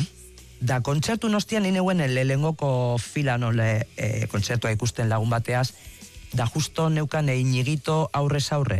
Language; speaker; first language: Basque; native; Basque